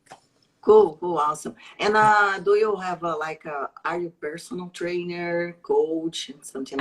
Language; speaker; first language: English; non-native, learner; Portuguese